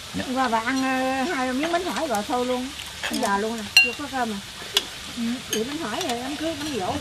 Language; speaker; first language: Vietnamese; native; Vietnamese